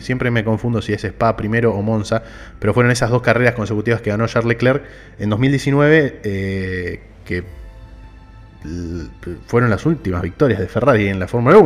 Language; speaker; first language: Spanish; native; Spanish